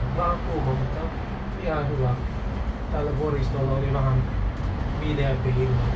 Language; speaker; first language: Finnish; non-native, fluent; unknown